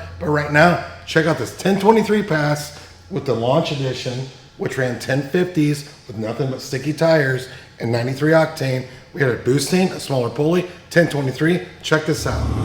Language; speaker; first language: English; native; English